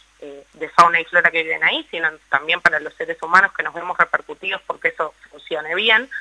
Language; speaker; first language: Spanish; native; Spanish